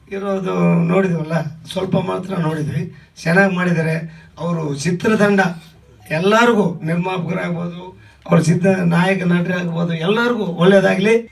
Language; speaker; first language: Kannada; native; Kannada